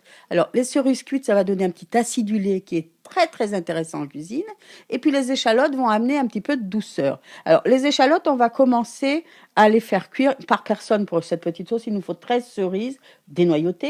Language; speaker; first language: French; native; French